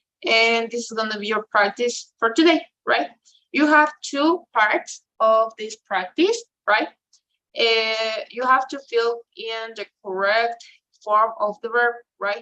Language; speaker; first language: English; non-native, fluent; Spanish